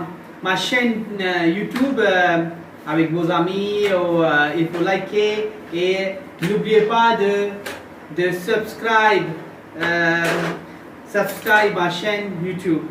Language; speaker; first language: French; non-native, fluent; Hindi